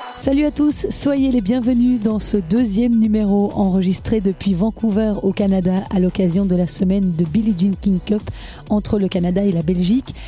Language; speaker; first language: French; native; French